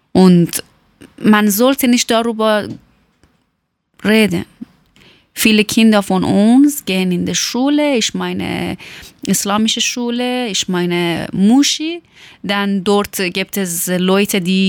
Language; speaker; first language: German; non-native, learner; Persian